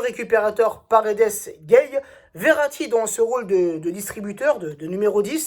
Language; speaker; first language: French; native; French